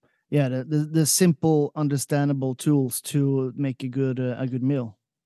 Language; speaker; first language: English; non-native, fluent; Norwegian